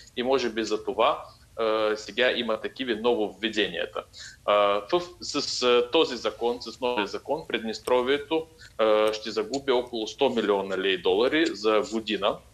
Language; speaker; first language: Bulgarian; early bilingual, heritage; Bulgarian